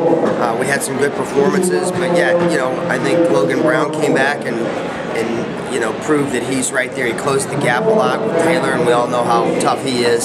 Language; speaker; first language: English; native; English